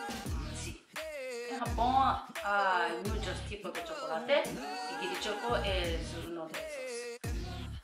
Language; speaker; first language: Spanish; non-native, learner; Japanese